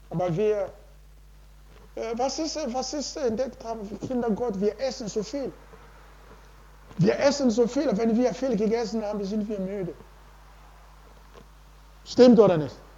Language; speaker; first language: German; non-native, learner; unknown